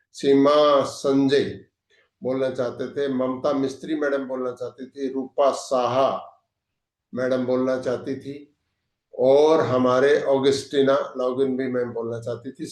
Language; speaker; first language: Hindi; native; Hindi